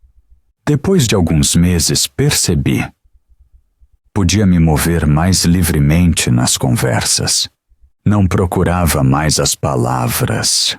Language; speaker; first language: Portuguese; non-native, fluent; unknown